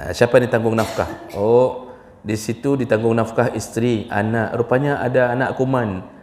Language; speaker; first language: Malay; non-native, local second language; Achinese